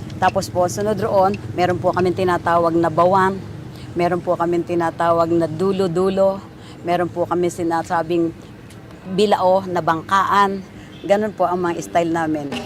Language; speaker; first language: Filipino; native; Filipino